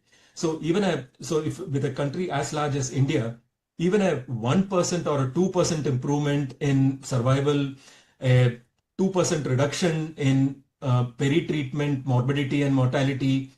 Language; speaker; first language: English; non-native, local second language; Tamil